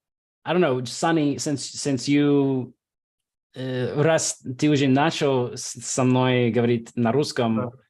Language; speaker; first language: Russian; non-native, fluent; English